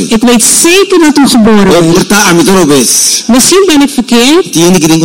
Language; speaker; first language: Dutch; non-native, local second language; Papiamento